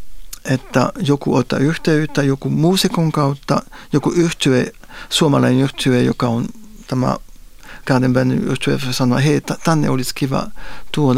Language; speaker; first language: Finnish; non-native, fluent; French